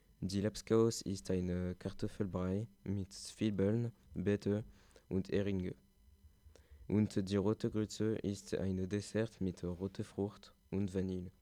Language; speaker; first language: German; non-native, learner; French